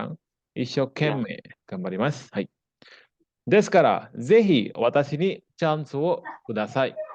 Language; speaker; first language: Japanese; non-native, fluent; Indonesian